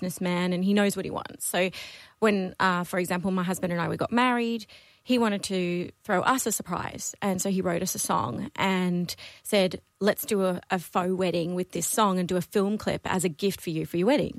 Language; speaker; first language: English; non-native, local second language; Dutch